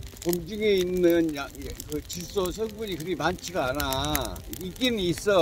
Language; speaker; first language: Korean; native; Korean